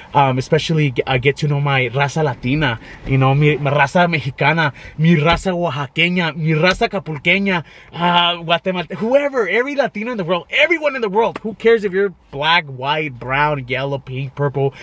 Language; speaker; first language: English; native; English